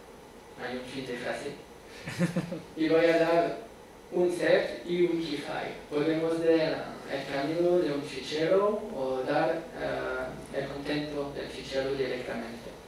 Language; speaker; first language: Spanish; non-native, fluent; French